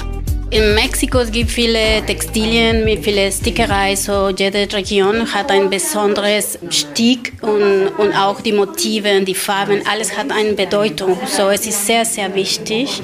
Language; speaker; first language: German; non-native, learner; Spanish